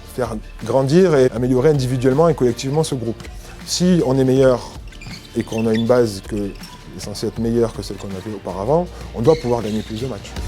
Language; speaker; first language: French; native; French